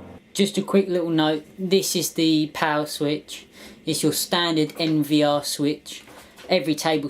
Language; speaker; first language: English; native; English